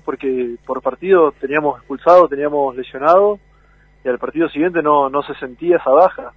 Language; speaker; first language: Spanish; native; Spanish